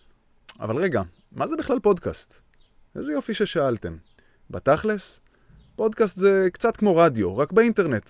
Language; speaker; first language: Hebrew; native; Hebrew